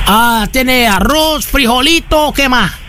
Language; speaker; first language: Spanish; non-native, learner; Portuguese